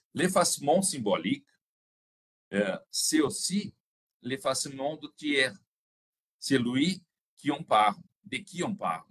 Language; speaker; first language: French; non-native, fluent; Portuguese